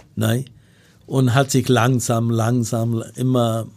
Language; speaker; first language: German; non-native, learner; Punjabi